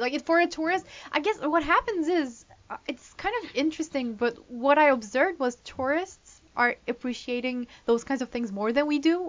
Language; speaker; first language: English; non-native, fluent; Turkish